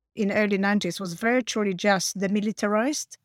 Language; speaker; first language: English; non-native, fluent; Polish